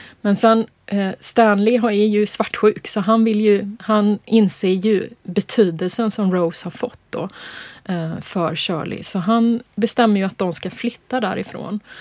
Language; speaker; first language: Swedish; native; Swedish